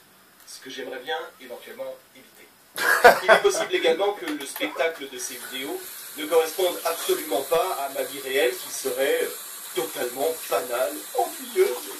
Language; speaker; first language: French; native; French